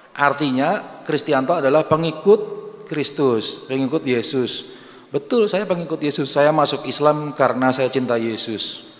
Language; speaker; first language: Indonesian; native; Indonesian